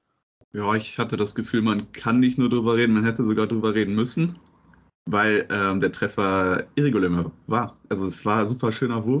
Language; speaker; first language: German; native; German